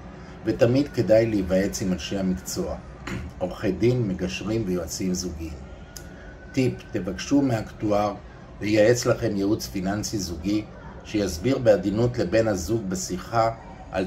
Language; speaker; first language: Hebrew; native; Hebrew